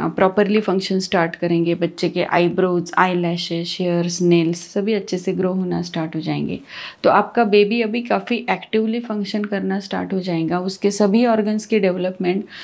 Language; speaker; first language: Hindi; non-native, local second language; Marathi